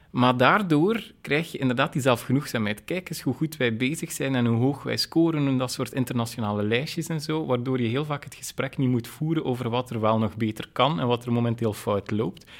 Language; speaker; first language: Dutch; native; Dutch